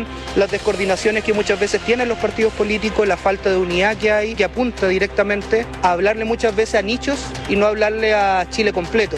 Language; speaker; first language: Spanish; native; Spanish